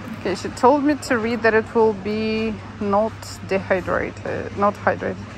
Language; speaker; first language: English; non-native, fluent; Russian